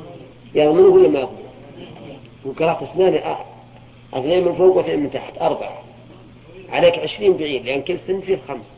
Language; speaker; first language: Arabic; native; Arabic